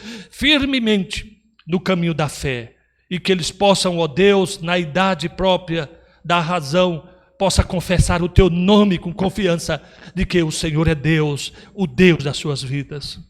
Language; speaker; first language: Portuguese; native; Portuguese